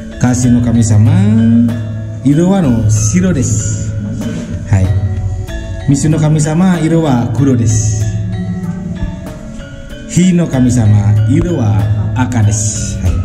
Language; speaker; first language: Japanese; non-native, fluent; Indonesian